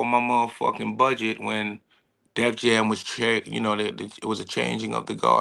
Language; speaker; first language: English; native; English